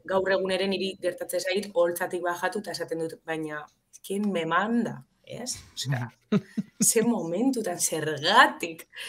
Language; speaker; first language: Basque; non-native, local second language; Spanish